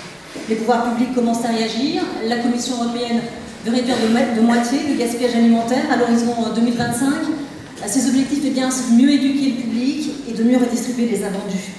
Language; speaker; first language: French; native; French